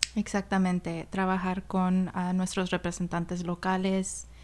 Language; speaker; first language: Spanish; early bilingual, heritage; Spanish